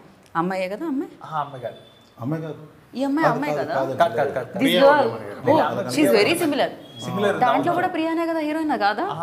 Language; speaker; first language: Telugu; native; Telugu